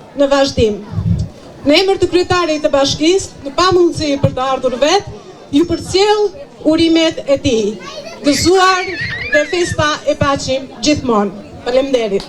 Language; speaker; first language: Albanian; native; Albanian